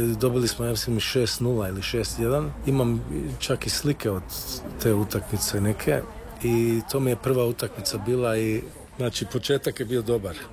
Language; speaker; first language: Croatian; early bilingual, heritage; Croatian